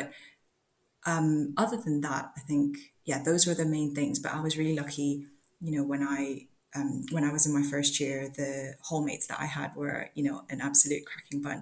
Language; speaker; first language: English; non-native, local second language; Cantonese